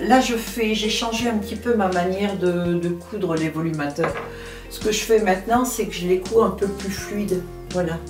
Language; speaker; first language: French; native; French